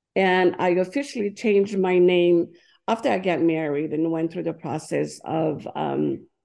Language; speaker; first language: English; non-native, fluent; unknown